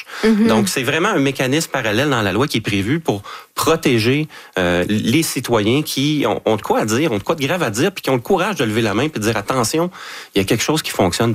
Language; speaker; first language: French; native; French